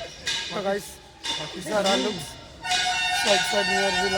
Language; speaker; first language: Hindi; non-native, local second language; Bangla